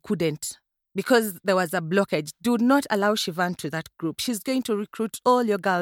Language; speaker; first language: English; non-native, local second language; Ganda